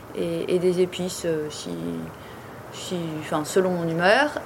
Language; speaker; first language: French; native; French